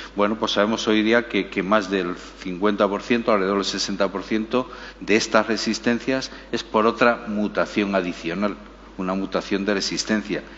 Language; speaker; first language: Spanish; native; Spanish